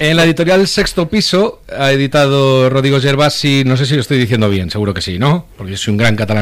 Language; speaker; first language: Spanish; native; Spanish